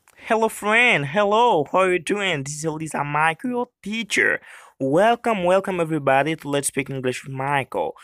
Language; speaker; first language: English; non-native, learner; Haitian Creole